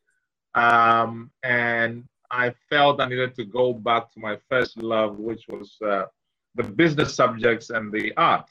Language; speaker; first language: English; non-native, local second language; Ewe